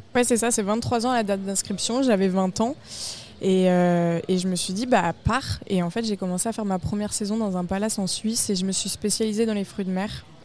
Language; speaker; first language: French; native; French